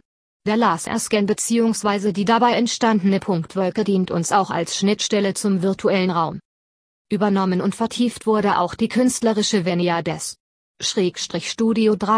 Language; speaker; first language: German; native; German